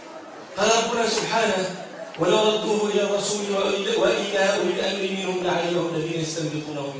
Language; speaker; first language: Arabic; native; Arabic